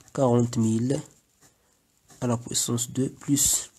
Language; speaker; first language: French; non-native, local second language; Arabic